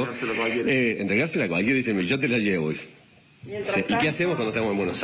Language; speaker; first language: Spanish; native; Spanish